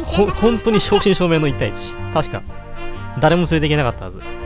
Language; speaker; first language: Japanese; native; Japanese